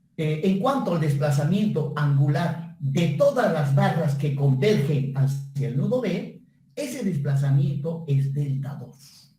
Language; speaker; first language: Spanish; native; Spanish